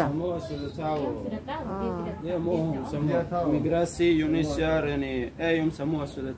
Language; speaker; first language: Indonesian; non-native, learner; Persian